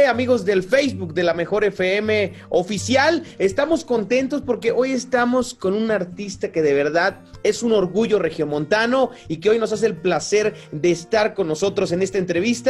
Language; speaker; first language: Spanish; native; Spanish